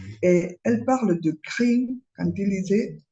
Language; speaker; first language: French; non-native, fluent; Spanish